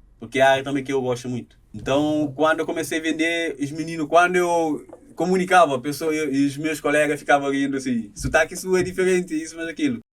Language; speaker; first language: Portuguese; non-native, local second language; Kabuverdianu